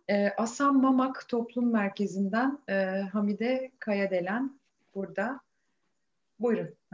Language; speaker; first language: Turkish; native; Turkish